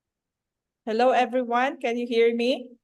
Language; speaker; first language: English; non-native, fluent; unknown